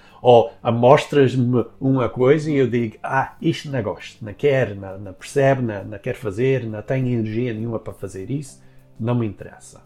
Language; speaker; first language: Portuguese; early bilingual, heritage; Portuguese